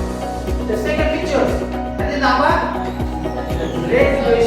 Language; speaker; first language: English; non-native, learner; Indonesian